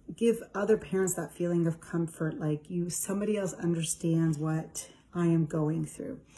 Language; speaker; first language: English; native; English